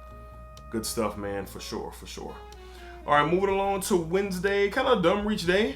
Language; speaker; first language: English; native; English